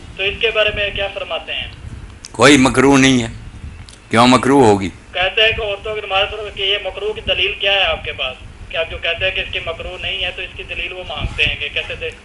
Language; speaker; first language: Urdu; non-native, local second language; Punjabi